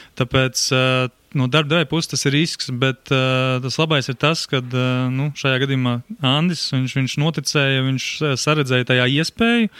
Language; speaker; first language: Latvian; native; Latvian